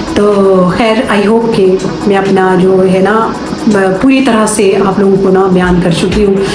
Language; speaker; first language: Urdu; native; Urdu